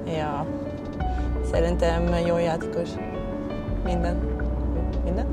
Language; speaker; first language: Hungarian; non-native, learner; Norwegian